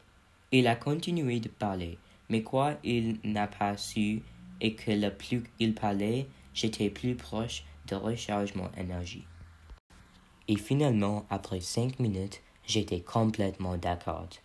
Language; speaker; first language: French; non-native, learner; English